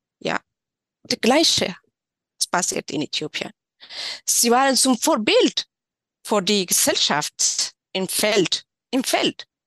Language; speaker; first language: German; non-native, learner; Tigrinya